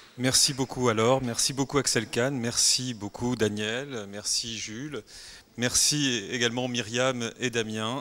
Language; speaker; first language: French; native; French